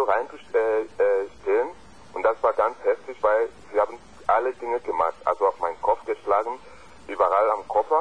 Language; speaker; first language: German; non-native, fluent; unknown